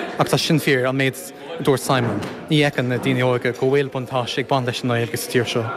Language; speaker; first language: Irish; non-native, local second language; English